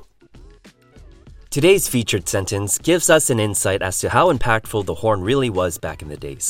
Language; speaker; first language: English; native; English